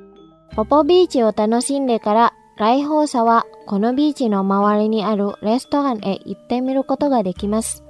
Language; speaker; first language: Japanese; non-native, fluent; Indonesian